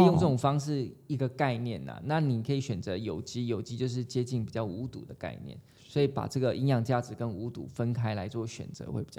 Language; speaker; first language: Chinese; native; Chinese